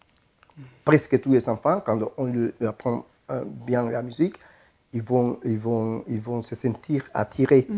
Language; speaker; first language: French; non-native, fluent; Spanish